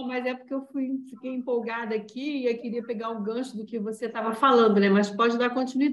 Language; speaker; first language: Portuguese; native; Portuguese